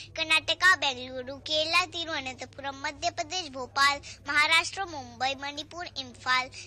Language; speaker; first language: Hindi; native; Hindi